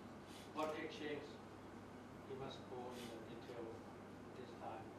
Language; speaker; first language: English; non-native, learner; Thai